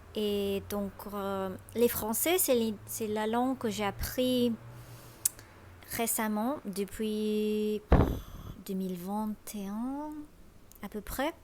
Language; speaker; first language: French; non-native, fluent; Spanish